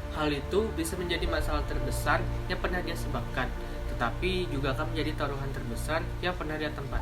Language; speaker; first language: Indonesian; native; Indonesian